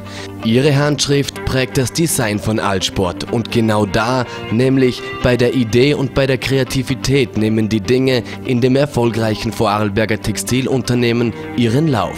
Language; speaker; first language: German; native; German